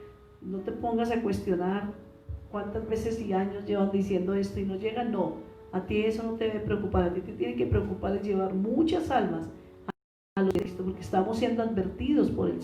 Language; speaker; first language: Spanish; native; Spanish